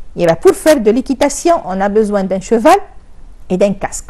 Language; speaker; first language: French; non-native, fluent; Arabic